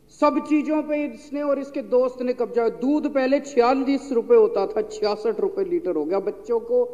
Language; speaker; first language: Hindi; native; Hindi